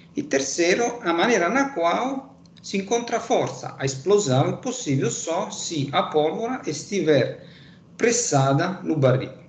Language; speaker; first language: Portuguese; non-native, fluent; Italian